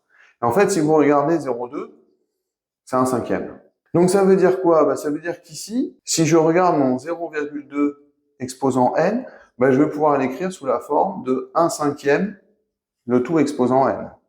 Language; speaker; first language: French; native; French